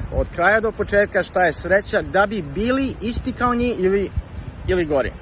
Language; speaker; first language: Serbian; early bilingual, heritage; Serbian